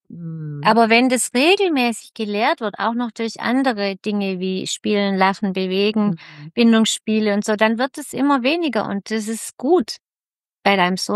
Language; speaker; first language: German; native; German